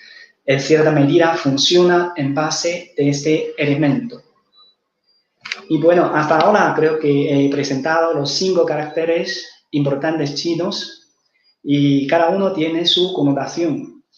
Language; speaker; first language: Spanish; non-native, fluent; Chinese